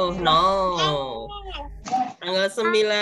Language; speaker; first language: Indonesian; native; Indonesian